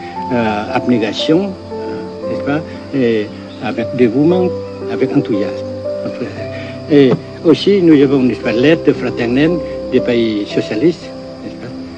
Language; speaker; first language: French; non-native, local second language; Vietnamese